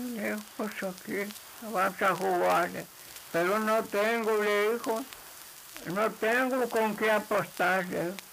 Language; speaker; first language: Spanish; non-native, local second language; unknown